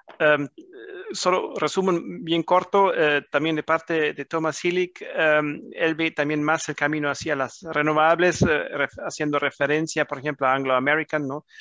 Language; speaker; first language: Spanish; non-native, fluent; German